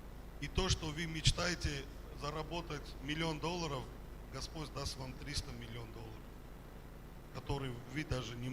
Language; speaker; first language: Russian; non-native, fluent; Armenian